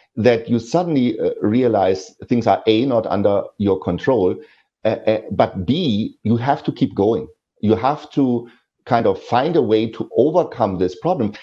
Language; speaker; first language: English; non-native, fluent; German